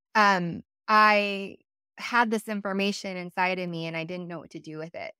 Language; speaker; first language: English; native; English